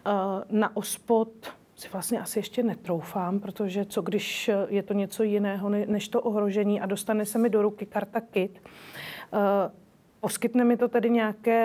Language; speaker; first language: Czech; native; Czech